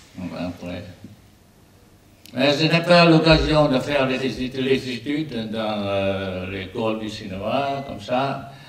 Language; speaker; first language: French; non-native, learner; Vietnamese